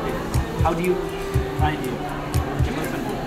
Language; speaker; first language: English; non-native, learner; Nepali